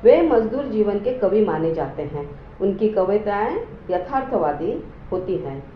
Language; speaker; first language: Hindi; non-native, local second language; Marathi